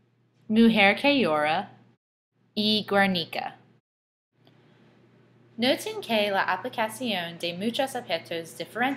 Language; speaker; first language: Spanish; non-native, learner; English